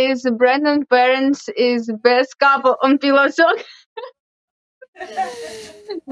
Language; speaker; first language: English; non-native, learner; Russian